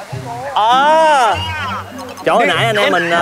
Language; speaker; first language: Vietnamese; native; Vietnamese